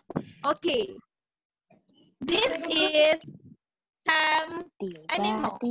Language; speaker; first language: English; non-native, learner; Indonesian